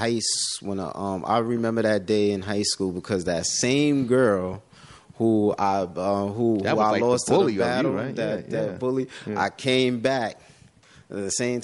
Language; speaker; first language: English; native; English